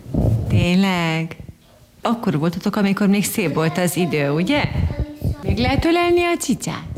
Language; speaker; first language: Hungarian; native; Hungarian